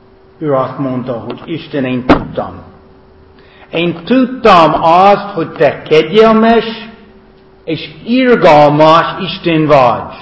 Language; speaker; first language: Hungarian; non-native, fluent; English